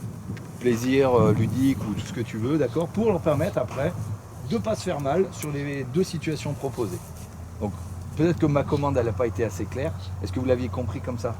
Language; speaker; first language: French; native; French